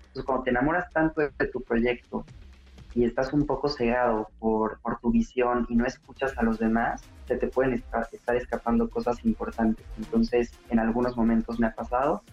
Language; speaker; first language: Spanish; native; Spanish